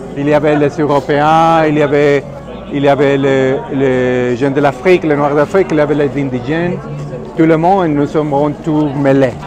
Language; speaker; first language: French; non-native, learner; Spanish